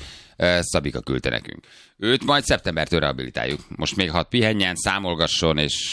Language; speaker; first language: Hungarian; native; Hungarian